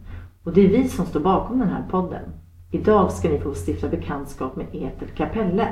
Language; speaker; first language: Swedish; native; Swedish